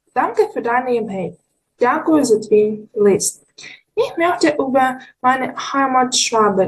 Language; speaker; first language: German; non-native, learner; Ukrainian